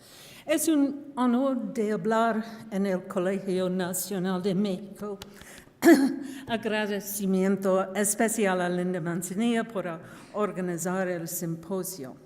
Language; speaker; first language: Spanish; non-native, fluent; English